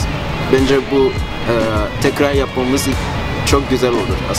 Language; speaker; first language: Turkish; non-native, fluent; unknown